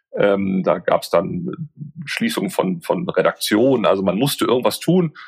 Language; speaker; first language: German; native; German